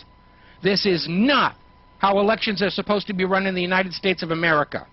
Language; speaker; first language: English; native; English